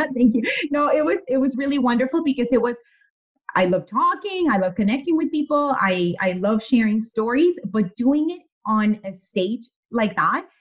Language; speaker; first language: English; non-native, fluent; Spanish